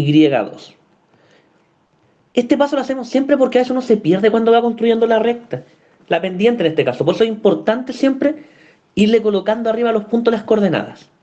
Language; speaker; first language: Spanish; native; Spanish